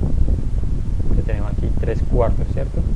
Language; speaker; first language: Spanish; native; Spanish